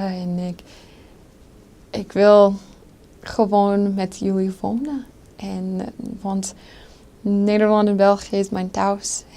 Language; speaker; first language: Dutch; non-native, fluent; English